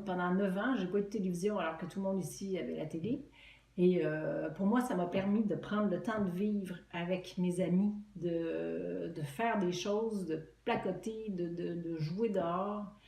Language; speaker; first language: French; native; French